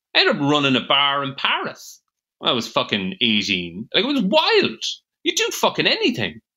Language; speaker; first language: English; native; English